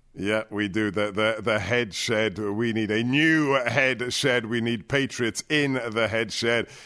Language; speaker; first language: English; native; English